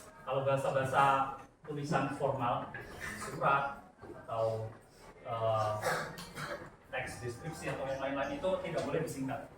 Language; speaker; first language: Indonesian; native; Indonesian